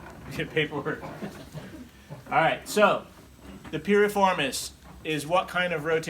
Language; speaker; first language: English; native; English